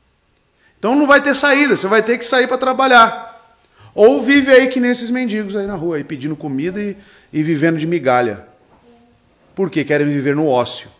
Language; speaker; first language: Portuguese; native; Portuguese